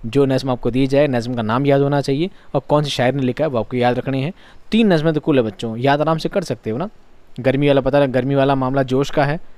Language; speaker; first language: Hindi; native; Hindi